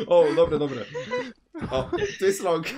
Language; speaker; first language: Polish; native; Polish